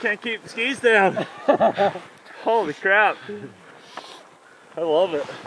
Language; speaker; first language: English; native; English